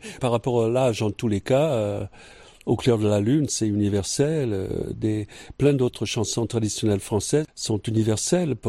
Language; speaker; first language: French; non-native, fluent; English